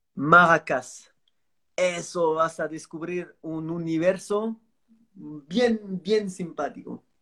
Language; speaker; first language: Spanish; non-native, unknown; French